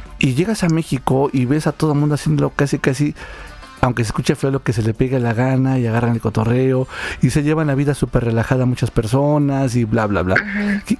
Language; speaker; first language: Spanish; native; Spanish